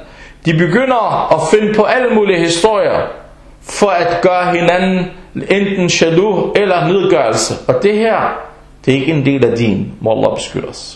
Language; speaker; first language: Danish; early bilingual, other home language; Arabic